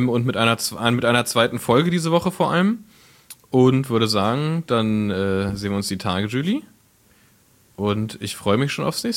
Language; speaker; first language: German; native; German